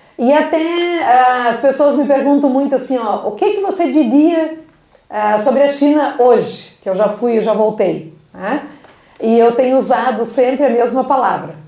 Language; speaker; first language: Portuguese; native; Portuguese